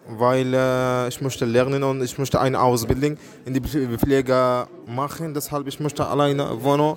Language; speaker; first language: German; non-native, learner; Arabic